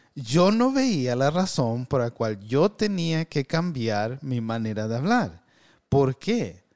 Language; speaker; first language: Spanish; early bilingual, heritage; Spanish